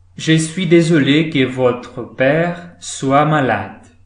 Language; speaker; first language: French; non-native, fluent; Portuguese